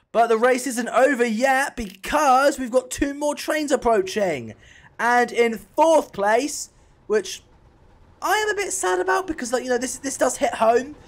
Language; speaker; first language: English; native; English